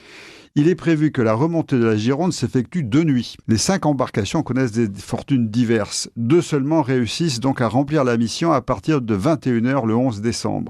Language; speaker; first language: French; native; French